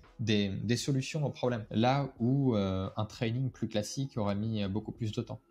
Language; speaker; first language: French; native; French